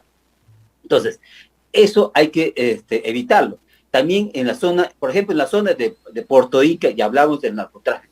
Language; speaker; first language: Spanish; native; Spanish